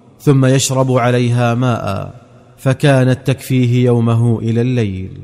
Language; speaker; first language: Arabic; native; Arabic